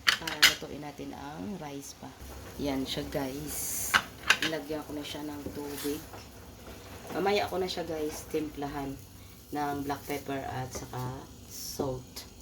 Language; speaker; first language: Filipino; non-native, local second language; Hiligaynon